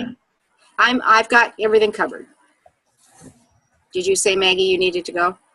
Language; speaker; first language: English; native; English